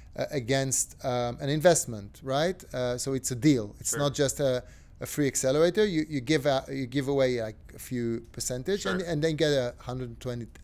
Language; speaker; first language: English; non-native, fluent; Hebrew